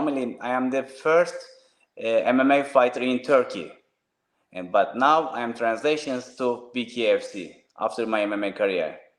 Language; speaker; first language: English; non-native, learner; Turkish